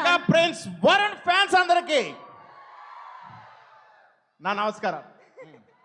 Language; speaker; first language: Telugu; native; Telugu